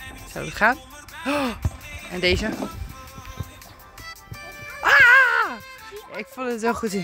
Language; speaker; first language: Dutch; native; Dutch